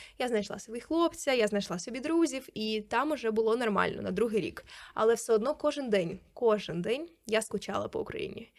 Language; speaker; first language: Ukrainian; native; Ukrainian